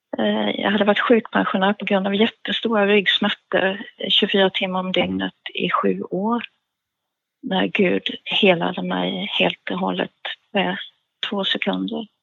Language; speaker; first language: Swedish; native; Swedish